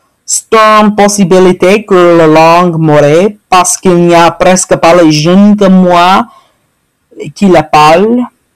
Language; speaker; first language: French; early bilingual, heritage; French